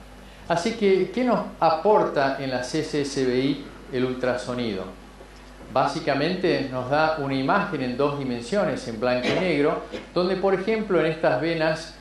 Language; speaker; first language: Spanish; native; Spanish